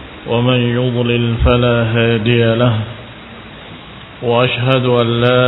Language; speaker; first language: Arabic; non-native, fluent; Indonesian